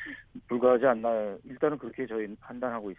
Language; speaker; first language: Korean; native; Korean